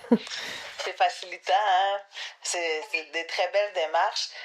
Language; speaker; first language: French; native; French